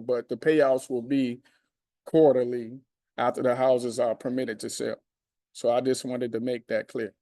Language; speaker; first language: English; native; English